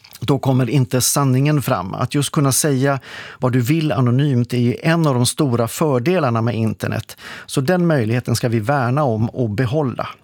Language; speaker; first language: Swedish; native; Swedish